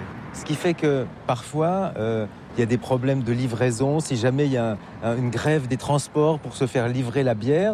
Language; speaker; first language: French; native; French